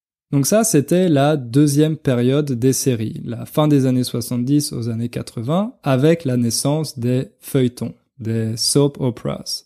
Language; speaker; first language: French; native; French